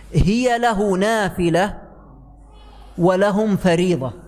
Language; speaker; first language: Arabic; native; Arabic